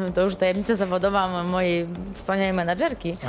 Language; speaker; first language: Polish; native; Polish